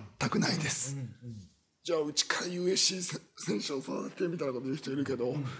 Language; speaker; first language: Japanese; native; Japanese